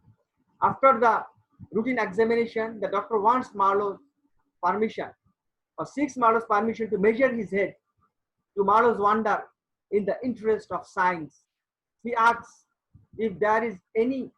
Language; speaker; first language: English; non-native, local second language; Bangla